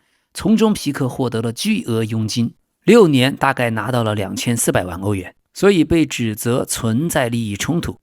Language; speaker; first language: Chinese; native; Chinese